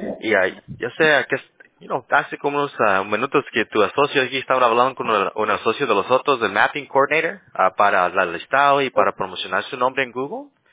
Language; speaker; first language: Spanish; early bilingual, heritage; Spanish